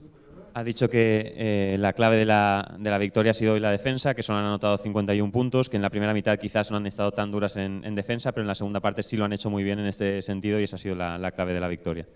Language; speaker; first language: Spanish; native; Spanish